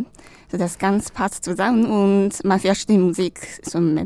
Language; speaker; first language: German; non-native, learner; Chinese